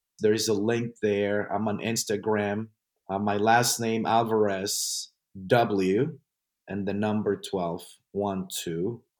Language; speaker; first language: English; non-native, fluent; Spanish